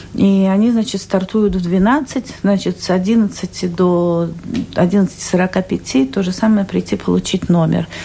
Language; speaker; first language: Russian; native; Russian